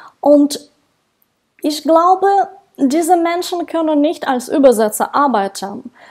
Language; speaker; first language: German; non-native, fluent; Russian